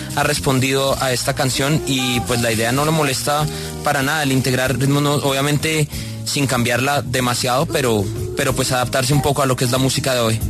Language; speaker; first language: Spanish; native; Spanish